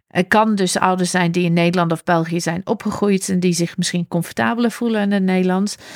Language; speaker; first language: Dutch; non-native, fluent; English